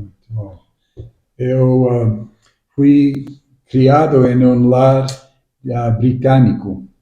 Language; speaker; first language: Portuguese; non-native, fluent; English